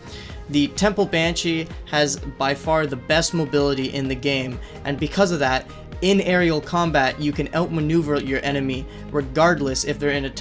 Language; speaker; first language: English; native; English